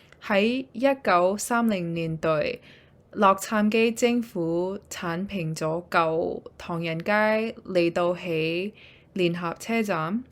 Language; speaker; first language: Cantonese; early bilingual, heritage; Cantonese